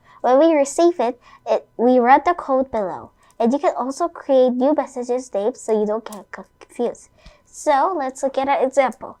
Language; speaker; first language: English; non-native, fluent; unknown